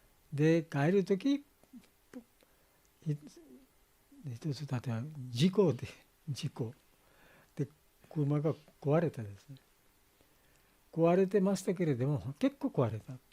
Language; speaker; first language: Japanese; non-native, fluent; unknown